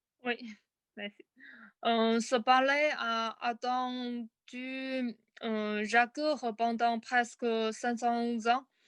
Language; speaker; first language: French; non-native, learner; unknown